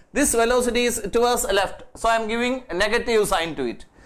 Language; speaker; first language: English; non-native, local second language; Malayalam